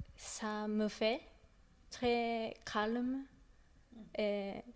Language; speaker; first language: French; non-native, learner; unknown